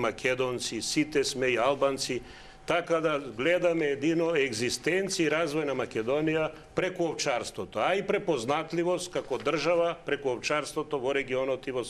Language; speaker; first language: Macedonian; native; Macedonian